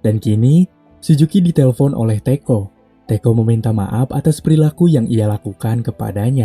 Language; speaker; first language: Indonesian; native; Indonesian